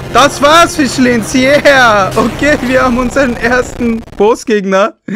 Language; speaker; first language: German; native; German